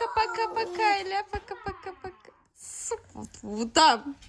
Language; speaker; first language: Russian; non-native, learner; Azerbaijani